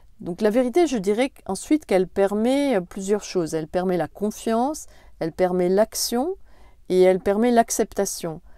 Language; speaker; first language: French; native; French